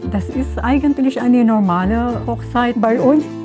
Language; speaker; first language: German; non-native, fluent; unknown